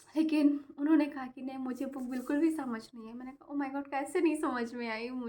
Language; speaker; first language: Hindi; native; Hindi